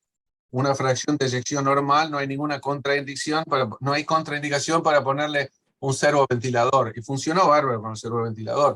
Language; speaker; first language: Spanish; native; Spanish